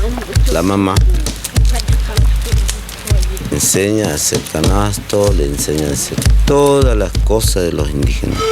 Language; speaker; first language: Spanish; non-native, local second language; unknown